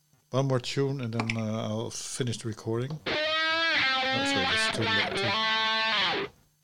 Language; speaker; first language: English; non-native, fluent; Dutch